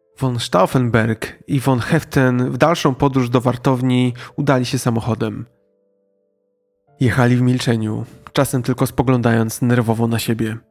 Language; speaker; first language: Polish; native; Polish